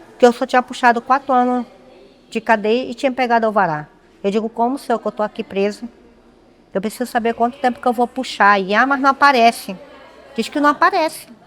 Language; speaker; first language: Portuguese; native; Portuguese